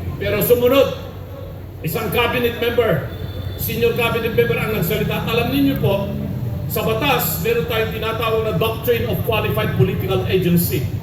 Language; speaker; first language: Filipino; non-native, local second language; Iloko